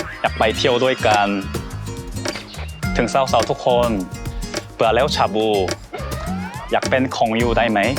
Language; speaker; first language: Thai; non-native, learner; Korean